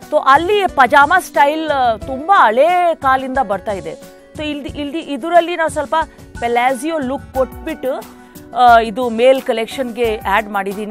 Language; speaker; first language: Kannada; non-native, local second language; Hindi